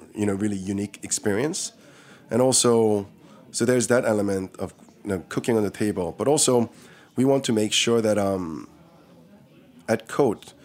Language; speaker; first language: English; early bilingual, other home language; Korean